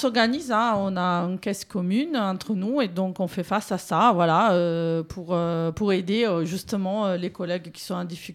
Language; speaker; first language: French; native; French